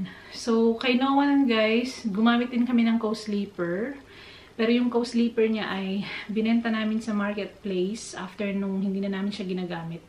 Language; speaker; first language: Filipino; native; Filipino